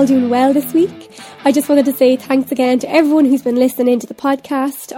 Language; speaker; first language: English; native; English